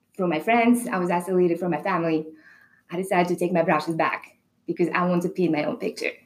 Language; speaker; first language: English; non-native, fluent; Russian